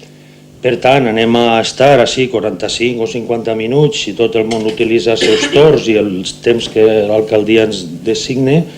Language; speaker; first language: Catalan; native; Catalan